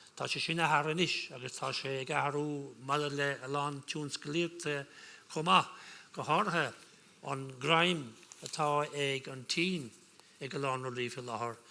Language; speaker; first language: Irish; non-native, local second language; English